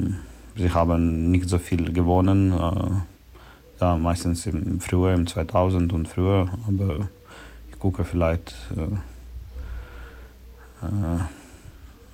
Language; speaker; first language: German; non-native, learner; Ukrainian